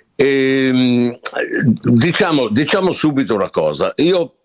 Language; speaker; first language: Italian; native; Italian